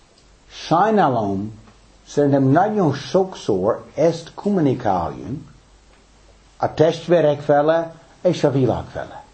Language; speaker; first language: Hungarian; non-native, fluent; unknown